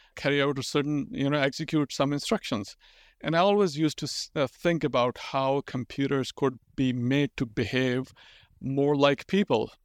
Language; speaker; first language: English; non-native, local second language; Urdu